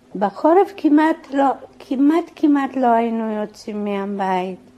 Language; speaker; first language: Hebrew; early bilingual, other home language; Polish